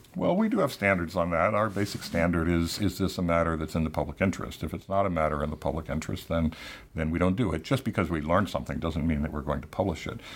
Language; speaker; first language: English; native; English